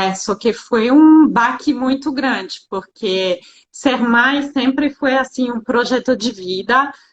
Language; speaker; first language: Portuguese; non-native, fluent; French